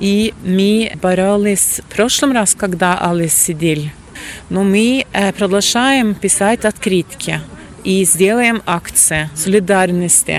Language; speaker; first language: Russian; non-native, fluent; Norwegian